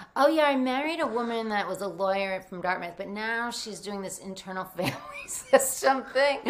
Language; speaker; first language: English; native; English